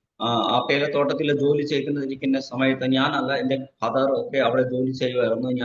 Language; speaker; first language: Malayalam; non-native, fluent; Nepali